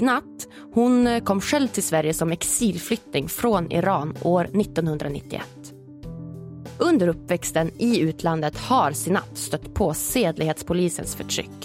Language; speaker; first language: Swedish; native; Swedish